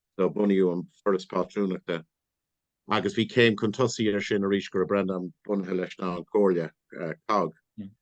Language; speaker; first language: Irish; non-native, local second language; English